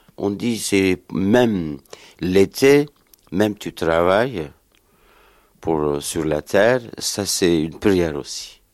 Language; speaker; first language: French; non-native, learner; Kurdish